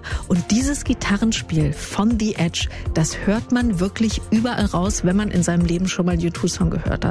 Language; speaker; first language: German; native; German